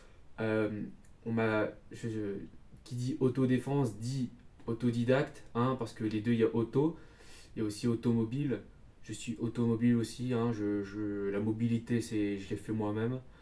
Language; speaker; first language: French; native; French